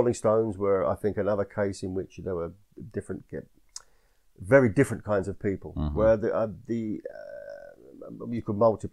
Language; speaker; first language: English; native; English